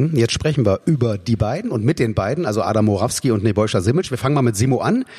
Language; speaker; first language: German; native; German